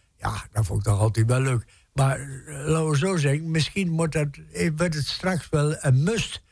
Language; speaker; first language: Dutch; native; Dutch